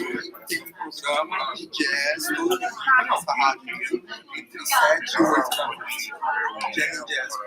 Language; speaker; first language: Portuguese; native; Portuguese